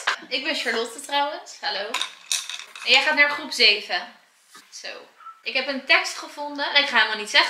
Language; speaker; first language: Dutch; native; Dutch